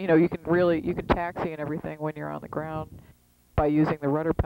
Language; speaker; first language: English; native; English